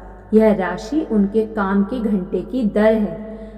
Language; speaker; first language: Hindi; native; Hindi